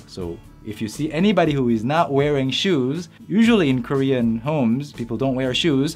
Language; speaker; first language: English; non-native, fluent; Korean